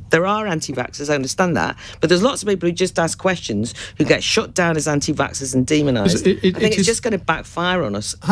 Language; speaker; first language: English; native; English